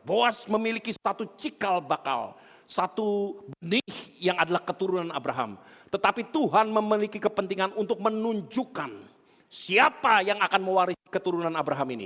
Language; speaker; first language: Indonesian; native; Indonesian